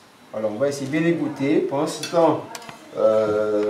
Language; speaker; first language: French; native; French